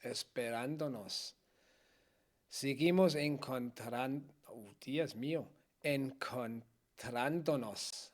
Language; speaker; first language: Spanish; non-native, learner; Danish